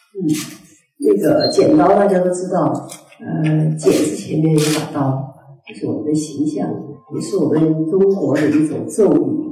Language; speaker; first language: Chinese; non-native, local second language; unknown